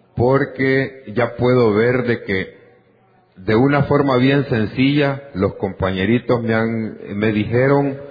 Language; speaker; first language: Spanish; native; Spanish